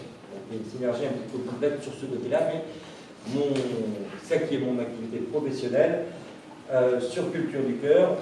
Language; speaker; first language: French; native; French